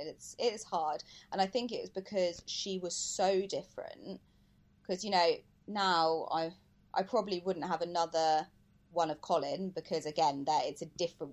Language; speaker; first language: English; native; English